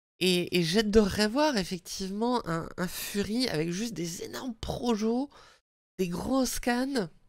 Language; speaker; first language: French; native; French